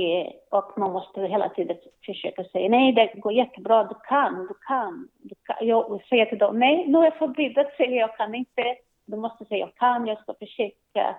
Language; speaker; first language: Swedish; non-native, learner; Portuguese